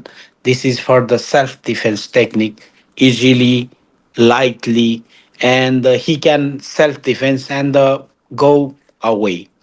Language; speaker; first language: English; non-native, learner; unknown